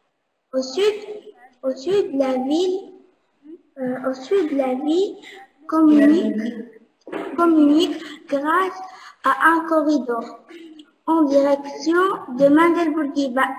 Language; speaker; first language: French; non-native, local second language; Arabic